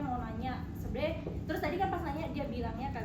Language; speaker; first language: Indonesian; native; Indonesian